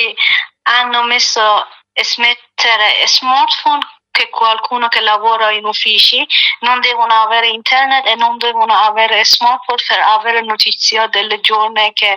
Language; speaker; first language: Italian; non-native, learner; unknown